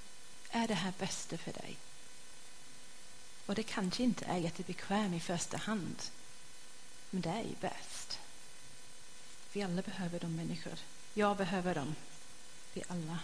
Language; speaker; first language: Swedish; non-native, fluent; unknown